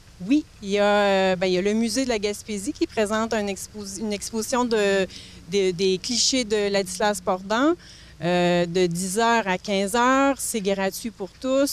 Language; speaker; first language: French; native; French